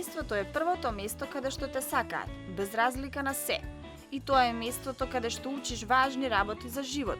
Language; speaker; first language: Macedonian; native; Macedonian